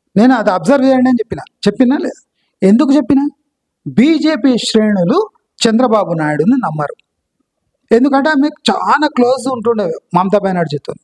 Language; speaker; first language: Telugu; non-native, local second language; Kannada